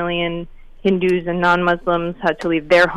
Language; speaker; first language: English; native; English